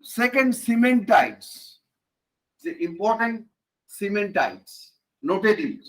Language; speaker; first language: English; non-native, local second language; Bangla